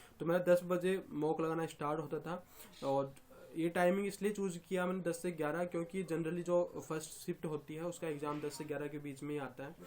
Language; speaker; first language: Hindi; native; Hindi